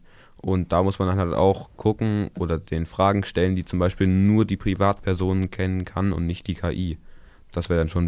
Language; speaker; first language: German; native; German